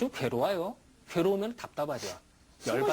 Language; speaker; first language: Korean; native; Korean